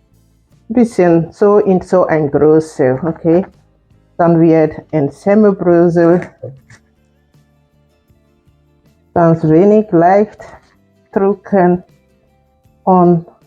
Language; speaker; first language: German; non-native, fluent; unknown